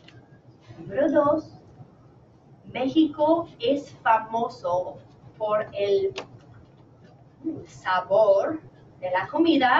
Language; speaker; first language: Spanish; non-native, learner; English